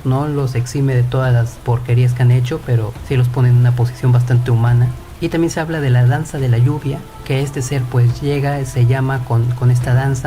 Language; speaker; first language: Spanish; native; Spanish